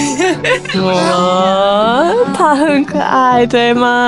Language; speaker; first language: Chinese; non-native, learner; English